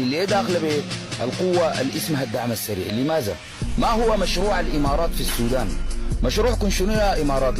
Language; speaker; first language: Arabic; native; Arabic